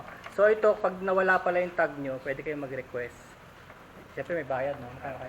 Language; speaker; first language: Filipino; native; Filipino